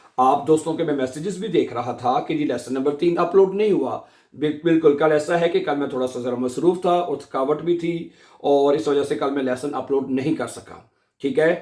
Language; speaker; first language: Urdu; native; Urdu